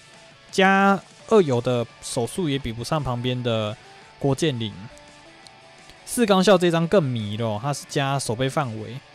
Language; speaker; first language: Chinese; native; Chinese